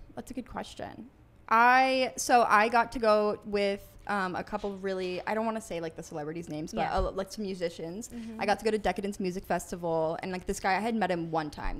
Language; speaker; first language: English; native; English